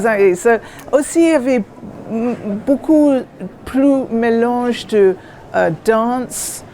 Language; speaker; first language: French; non-native, learner; English